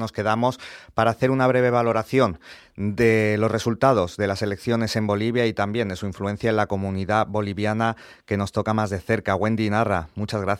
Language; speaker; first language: Spanish; native; Spanish